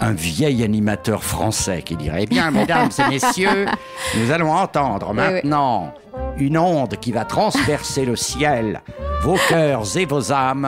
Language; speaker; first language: French; native; French